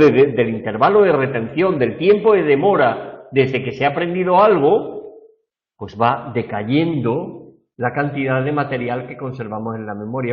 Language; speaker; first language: Spanish; native; Spanish